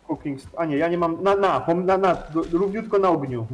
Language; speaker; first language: Polish; native; Polish